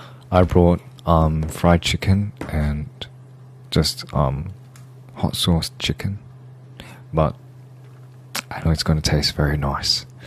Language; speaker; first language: English; native; English